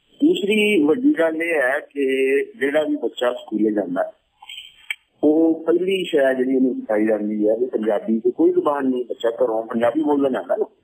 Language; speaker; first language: Punjabi; native; Punjabi